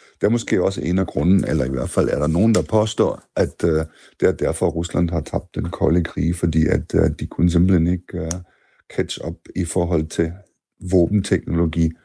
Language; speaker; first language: Danish; non-native, fluent; German